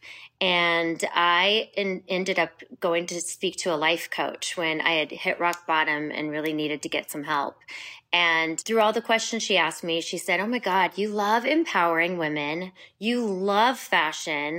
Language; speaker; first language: English; native; English